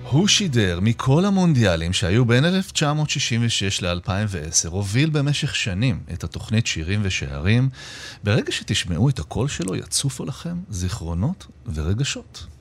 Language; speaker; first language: Hebrew; native; Hebrew